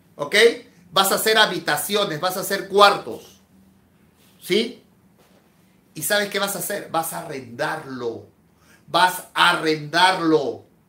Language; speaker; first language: Spanish; native; Spanish